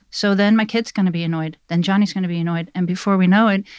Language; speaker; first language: English; non-native, fluent; Dutch